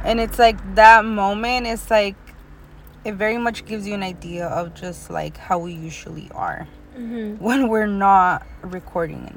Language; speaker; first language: English; early bilingual, other home language; Spanish